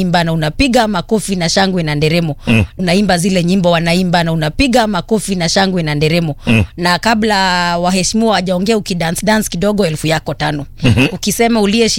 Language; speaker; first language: Swahili; non-native, local second language; Kikuyu